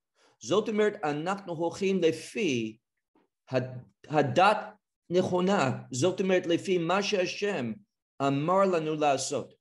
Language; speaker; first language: Hebrew; non-native, fluent; English